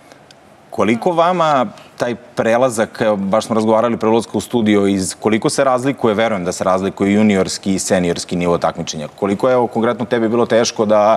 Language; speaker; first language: Croatian; native; Croatian